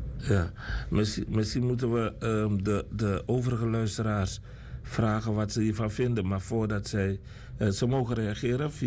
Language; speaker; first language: Dutch; native; Dutch